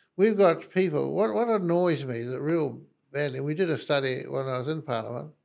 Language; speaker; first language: English; native; English